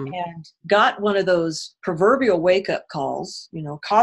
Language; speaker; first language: English; native; English